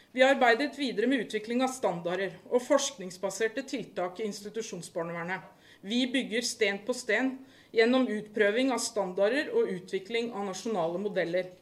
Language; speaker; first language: Norwegian; native; Norwegian